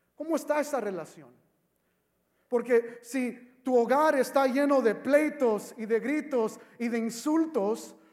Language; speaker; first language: Spanish; early bilingual, heritage; Spanish